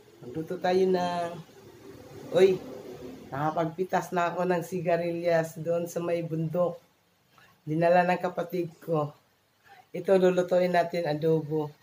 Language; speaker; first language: Filipino; non-native, local second language; Cebuano